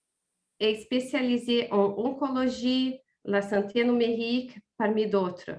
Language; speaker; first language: French; non-native, fluent; Portuguese